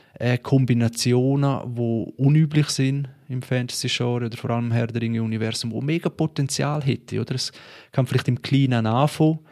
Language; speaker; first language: German; native; German